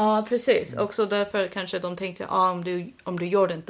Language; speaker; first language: Swedish; non-native, learner; English